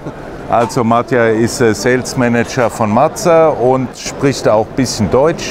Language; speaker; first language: German; native; German